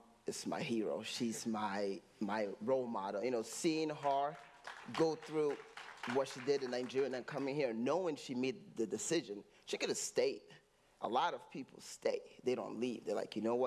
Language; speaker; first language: English; non-native, local second language; Igbo